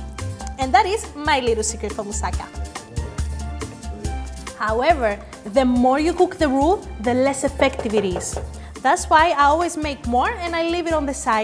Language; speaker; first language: English; non-native, fluent; Greek